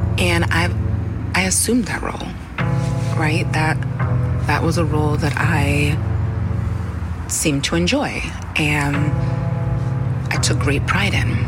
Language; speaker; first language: English; native; English